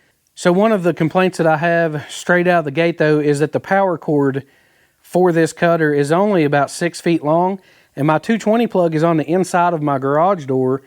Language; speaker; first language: English; native; English